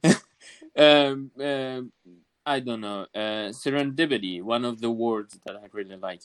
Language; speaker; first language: English; non-native, fluent; Kurdish